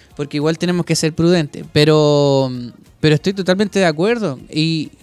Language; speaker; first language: Spanish; native; Spanish